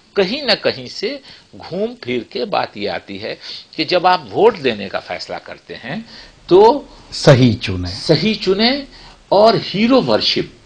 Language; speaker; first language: Hindi; native; Hindi